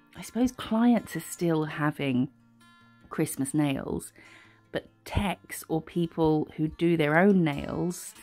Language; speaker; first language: English; native; English